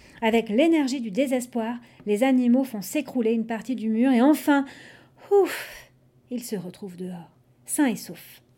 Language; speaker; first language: French; non-native, fluent; English